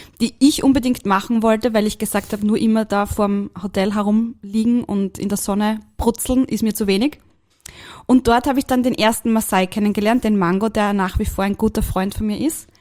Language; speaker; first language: German; native; German